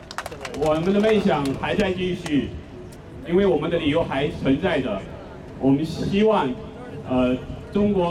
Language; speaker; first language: Chinese; native; Chinese